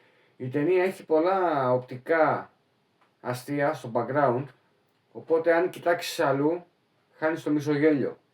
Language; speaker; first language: Greek; native; Greek